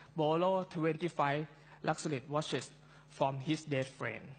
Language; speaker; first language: English; non-native, fluent; Thai